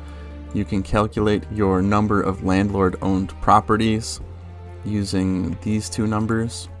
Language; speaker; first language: English; native; English